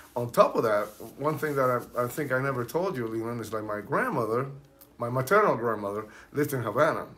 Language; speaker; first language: English; early bilingual, other home language; Spanish